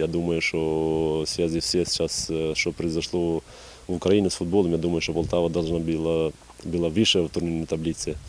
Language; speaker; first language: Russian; non-native, fluent; Albanian